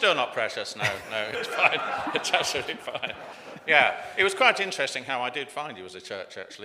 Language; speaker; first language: English; native; English